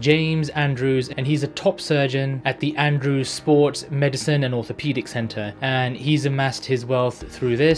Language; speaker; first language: English; native; English